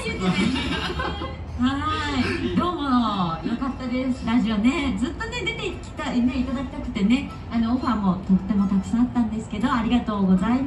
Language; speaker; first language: Japanese; native; Japanese